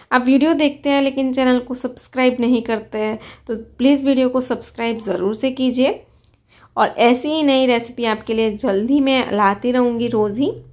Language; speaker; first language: Hindi; non-native, local second language; Gujarati